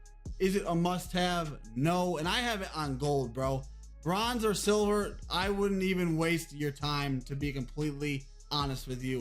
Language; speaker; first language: English; native; English